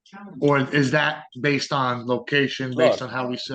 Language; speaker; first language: English; native; English